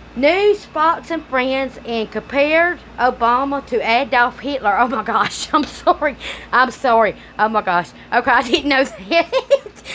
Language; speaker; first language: English; native; English